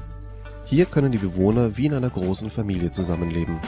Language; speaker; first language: German; native; German